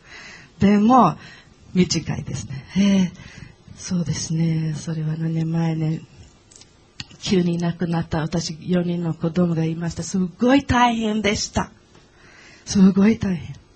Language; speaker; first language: Japanese; non-native, learner; Portuguese